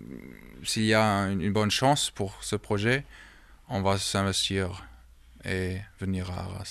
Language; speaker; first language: French; early bilingual, heritage; German